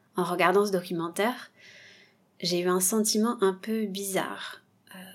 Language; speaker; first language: French; native; French